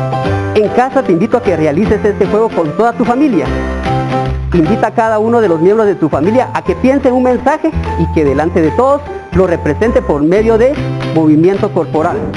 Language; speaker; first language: Spanish; native; Spanish